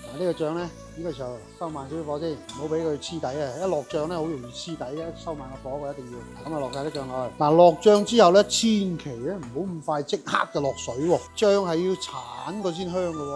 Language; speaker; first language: Cantonese; native; Cantonese